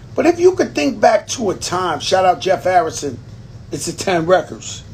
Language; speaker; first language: English; early bilingual, other home language; Spanish